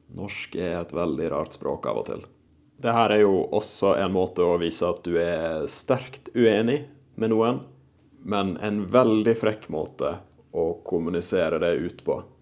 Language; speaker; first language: Norwegian; native; Norwegian